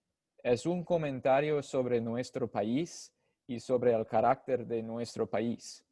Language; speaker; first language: Spanish; non-native, fluent; English